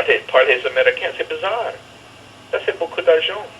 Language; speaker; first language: French; non-native, learner; English